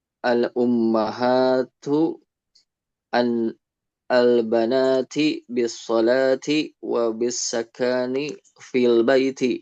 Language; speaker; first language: Arabic; non-native, learner; Indonesian